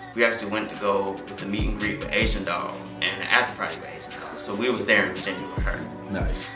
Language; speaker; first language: English; native; English